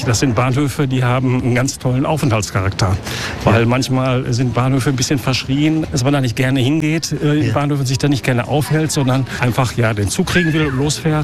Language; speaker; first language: German; native; German